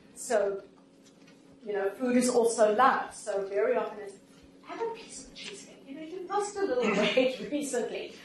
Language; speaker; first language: English; native; English